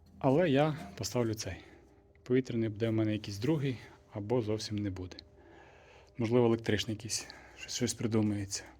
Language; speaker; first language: Ukrainian; native; Ukrainian